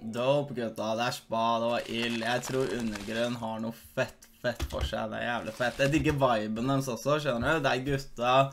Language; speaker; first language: Norwegian; early bilingual, other home language; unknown